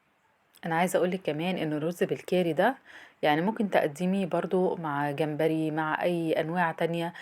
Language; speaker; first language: Arabic; native; Arabic